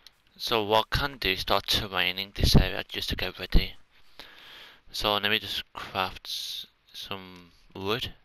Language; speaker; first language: English; native; English